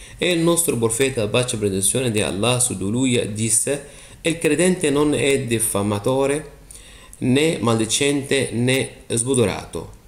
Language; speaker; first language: Italian; non-native, fluent; Arabic